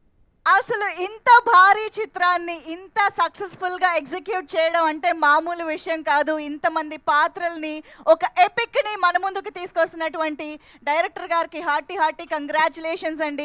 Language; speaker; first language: Telugu; native; Telugu